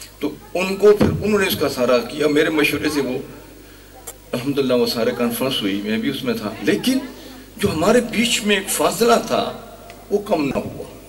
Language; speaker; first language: Urdu; non-native, local second language; Punjabi